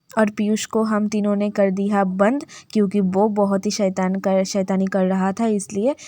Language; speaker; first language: Hindi; non-native, local second language; Bangla